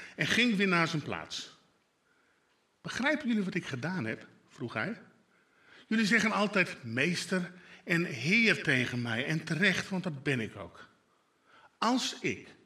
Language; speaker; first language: Dutch; non-native, local second language; Western Frisian